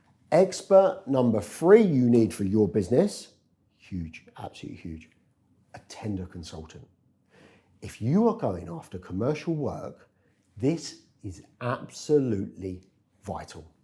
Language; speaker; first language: English; native; English